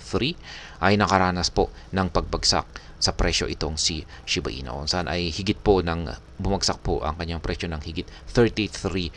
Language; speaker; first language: Filipino; native; Filipino